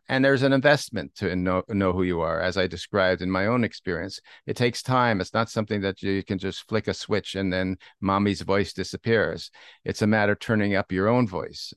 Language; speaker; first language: English; native; English